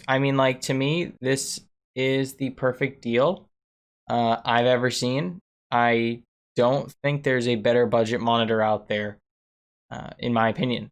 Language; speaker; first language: English; native; English